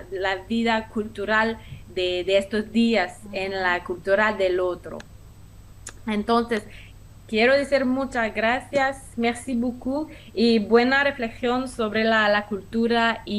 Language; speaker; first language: Spanish; non-native, fluent; French